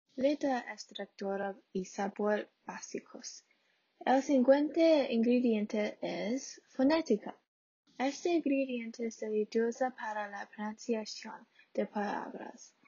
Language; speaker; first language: Spanish; non-native, learner; English